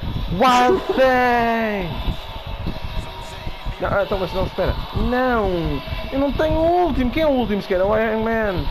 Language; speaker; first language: Portuguese; native; Portuguese